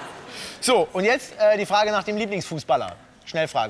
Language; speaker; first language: German; native; German